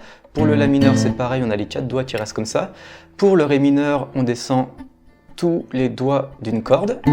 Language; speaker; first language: French; native; French